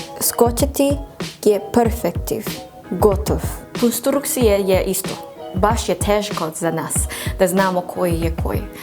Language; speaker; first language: Croatian; non-native, learner; English